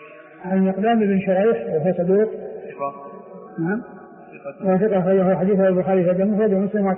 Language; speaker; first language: Arabic; native; Arabic